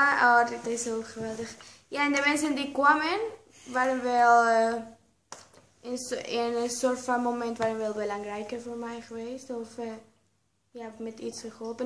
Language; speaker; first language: Dutch; non-native, learner; Spanish